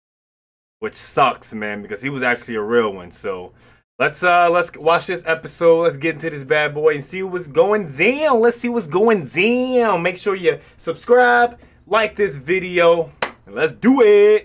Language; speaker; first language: English; native; English